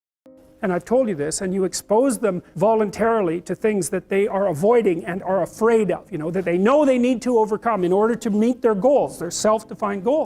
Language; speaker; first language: English; native; English